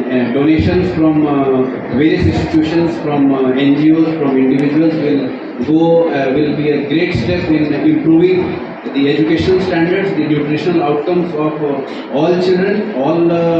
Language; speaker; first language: English; non-native, local second language; Hindi